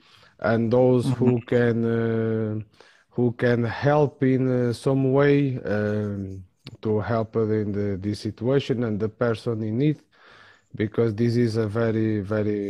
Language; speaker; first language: English; non-native, fluent; Portuguese